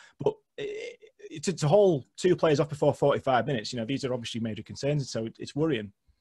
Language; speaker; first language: English; native; English